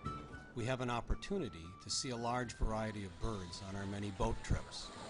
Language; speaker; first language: English; native; English